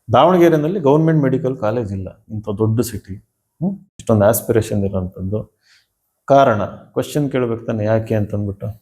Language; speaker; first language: Kannada; native; Kannada